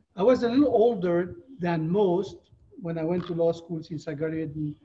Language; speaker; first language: English; non-native, fluent; French